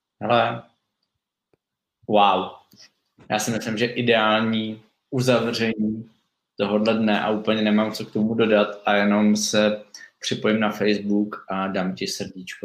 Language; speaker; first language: Czech; native; Czech